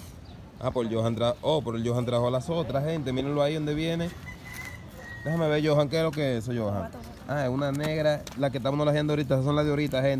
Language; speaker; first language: Spanish; native; Spanish